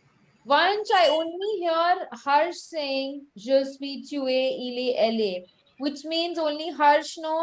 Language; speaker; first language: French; non-native, fluent; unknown